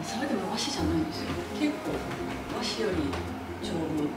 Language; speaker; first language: Japanese; non-native, fluent; Chinese